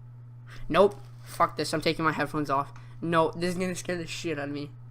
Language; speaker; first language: English; native; English